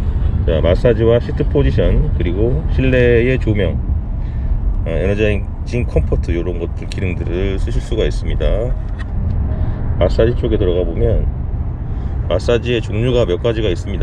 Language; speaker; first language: Korean; native; Korean